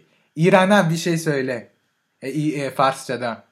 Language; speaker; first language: Turkish; non-native, fluent; French